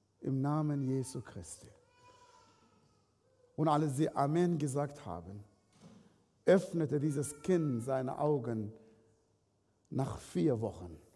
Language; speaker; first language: German; non-native, fluent; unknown